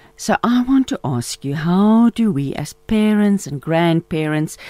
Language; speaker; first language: English; non-native, local second language; Afrikaans